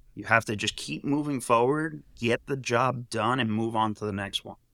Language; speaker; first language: English; native; English